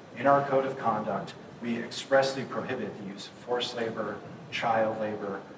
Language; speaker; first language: English; native; English